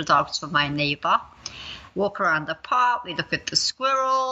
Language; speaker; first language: English; native; English